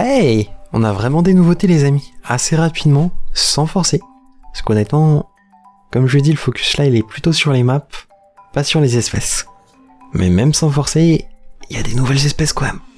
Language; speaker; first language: French; native; French